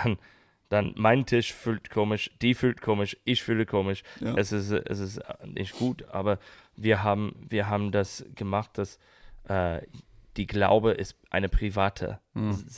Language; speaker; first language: German; non-native, learner; English